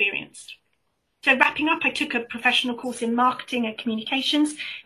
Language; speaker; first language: English; native; English